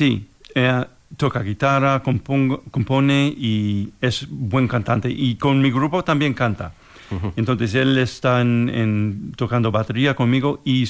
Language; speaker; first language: Spanish; non-native, fluent; English